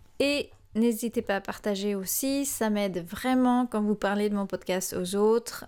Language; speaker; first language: French; native; French